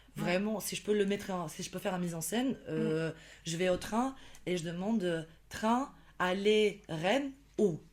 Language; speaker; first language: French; non-native, fluent; Albanian